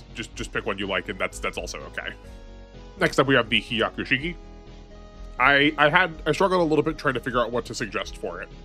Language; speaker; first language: English; native; English